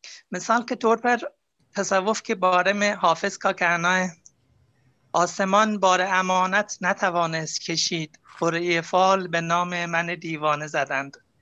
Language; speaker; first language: Urdu; non-native, fluent; Azerbaijani